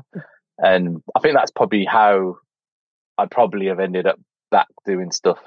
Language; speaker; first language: English; native; English